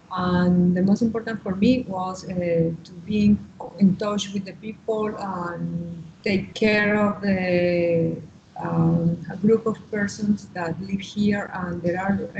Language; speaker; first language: English; non-native, learner; Spanish